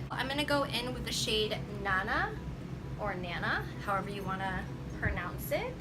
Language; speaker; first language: English; native; English